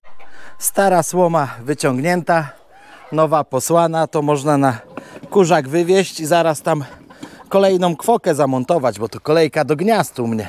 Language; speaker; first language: Polish; native; Polish